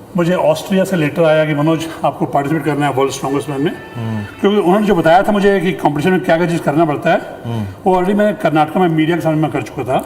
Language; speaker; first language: Hindi; native; Hindi